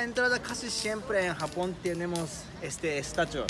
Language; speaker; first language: Spanish; non-native, learner; Japanese